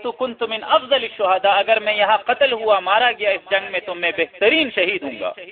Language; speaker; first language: Urdu; non-native, local second language; Pashto